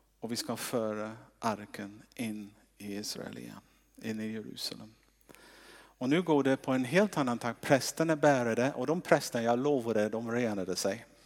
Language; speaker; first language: Swedish; non-native, fluent; English